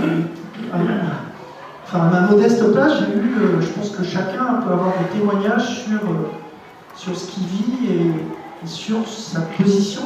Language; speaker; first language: French; native; French